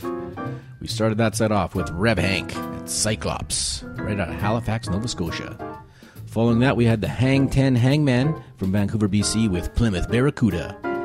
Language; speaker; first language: English; native; English